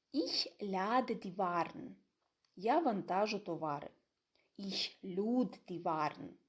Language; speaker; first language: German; non-native, fluent; Ukrainian